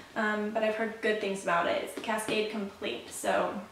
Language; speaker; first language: English; native; English